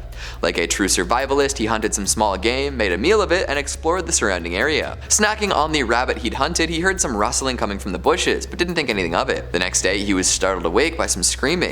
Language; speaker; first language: English; native; English